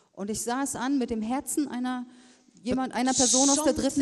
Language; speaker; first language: German; native; German